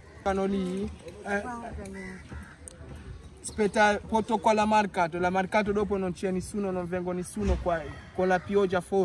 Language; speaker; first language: Italian; non-native, learner; Swahili